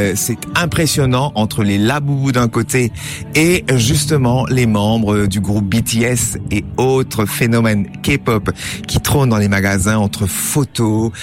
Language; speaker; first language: French; non-native, local second language; Morisyen